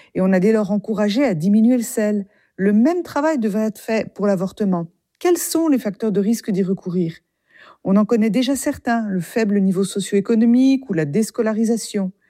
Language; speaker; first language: French; native; French